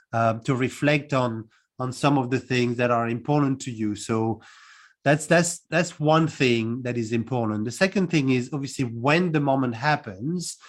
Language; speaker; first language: English; non-native, fluent; French